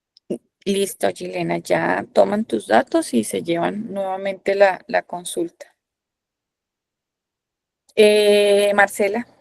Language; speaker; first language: Spanish; native; Spanish